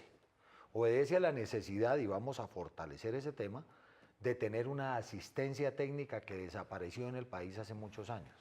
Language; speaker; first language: Spanish; native; Spanish